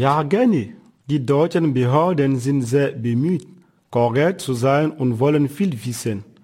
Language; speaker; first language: German; non-native, fluent; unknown